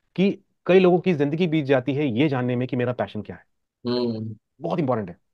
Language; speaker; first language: Hindi; non-native, local second language; Marathi